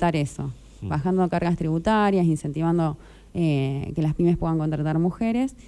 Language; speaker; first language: Spanish; native; Spanish